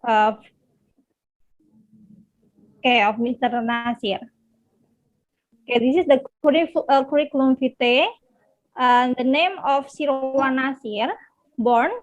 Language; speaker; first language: English; non-native, learner; Indonesian